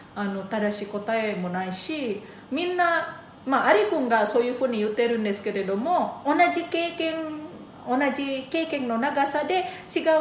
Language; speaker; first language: Japanese; non-native, fluent; Indonesian